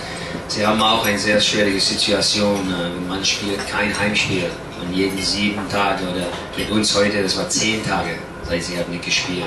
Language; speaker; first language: German; non-native, learner; English